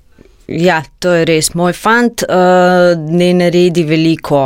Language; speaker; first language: Slovenian; non-native, learner; Croatian